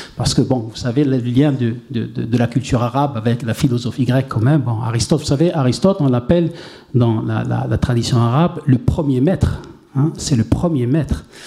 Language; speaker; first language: French; non-native, local second language; Arabic